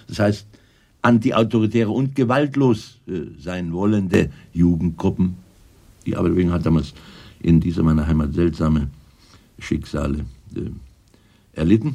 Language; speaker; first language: German; native; German